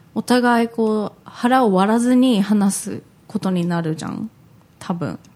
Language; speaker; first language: Japanese; early bilingual, heritage; Japanese